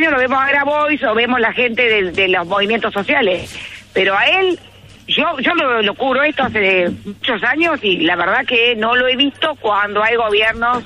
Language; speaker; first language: Spanish; native; Spanish